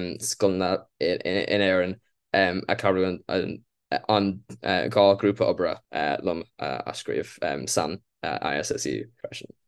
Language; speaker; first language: Irish; non-native, local second language; English